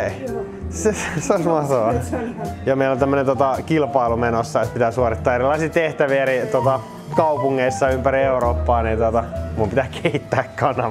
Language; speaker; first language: Finnish; native; Finnish